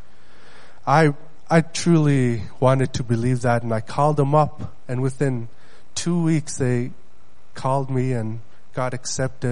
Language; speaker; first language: English; early bilingual, other home language; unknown